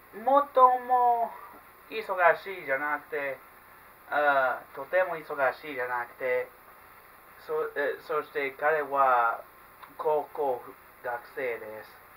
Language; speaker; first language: Japanese; non-native, learner; English